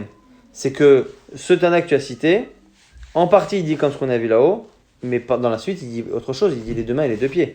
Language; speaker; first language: French; native; French